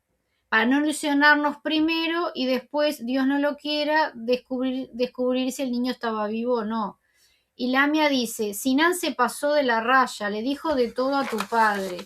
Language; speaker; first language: Spanish; native; Spanish